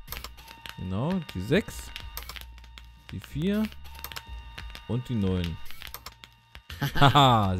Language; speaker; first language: German; native; German